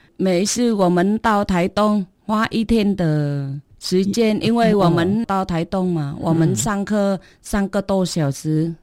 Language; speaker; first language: Chinese; non-native, fluent; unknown